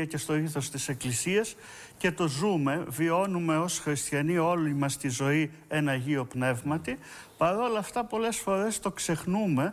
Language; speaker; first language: Greek; native; Greek